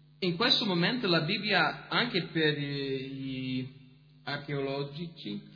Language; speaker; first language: Italian; non-native, fluent; English